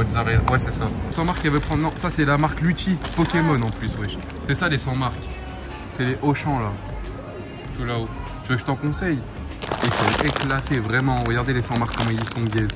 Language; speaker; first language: French; native; French